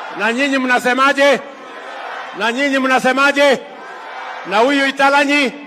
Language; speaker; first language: Swahili; native; Swahili